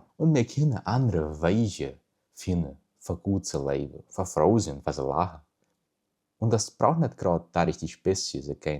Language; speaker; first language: German; early bilingual, heritage; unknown